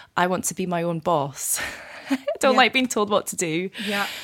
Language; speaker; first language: English; native; English